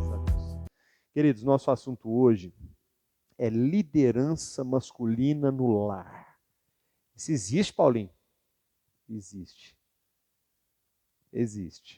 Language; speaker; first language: Portuguese; native; Portuguese